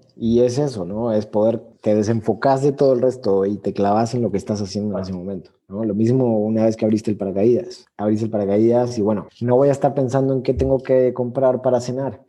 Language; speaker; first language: Spanish; native; Spanish